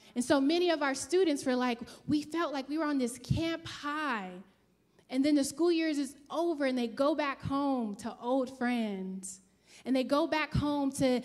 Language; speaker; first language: English; native; English